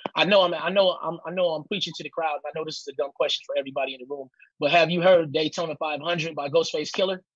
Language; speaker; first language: English; native; English